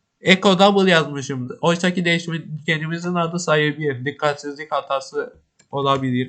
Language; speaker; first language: Turkish; native; Turkish